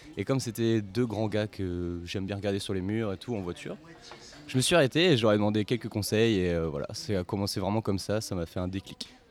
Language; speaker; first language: French; native; French